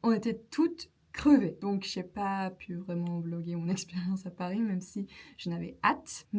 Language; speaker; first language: French; non-native, fluent; Turkish